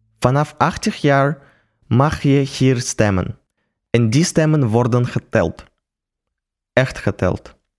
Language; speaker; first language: Dutch; non-native, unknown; Russian